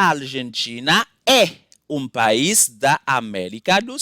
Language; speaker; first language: Portuguese; non-native, fluent; Haitian Creole